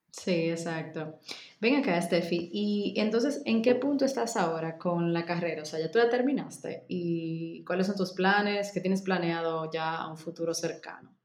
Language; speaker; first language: Spanish; native; Spanish